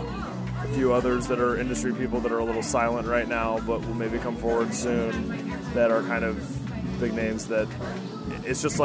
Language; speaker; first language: English; native; English